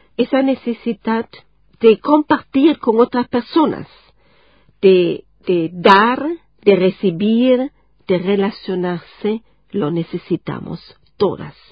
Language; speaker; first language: Spanish; non-native, fluent; German